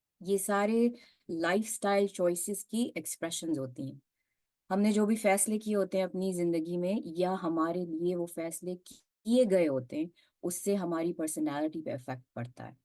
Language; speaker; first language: Urdu; early bilingual, heritage; Urdu